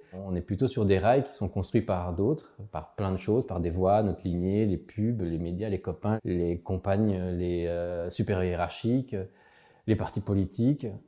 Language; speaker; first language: French; early bilingual, other home language; Spanish